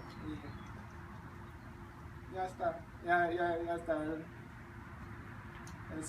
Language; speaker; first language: Spanish; non-native, learner; English